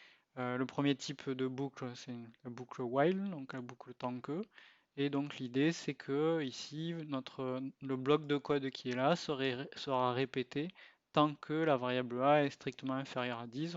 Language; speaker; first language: French; native; French